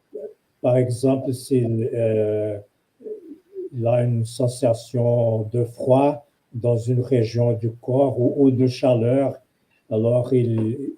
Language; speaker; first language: French; non-native, fluent; Portuguese